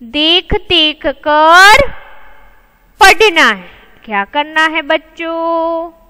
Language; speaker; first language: Hindi; non-native, local second language; Gujarati